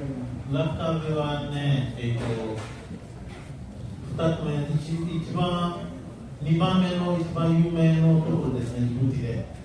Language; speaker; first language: Japanese; non-native, learner; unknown